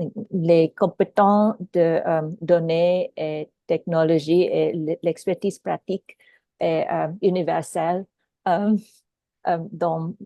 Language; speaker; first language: French; non-native, local second language; Filipino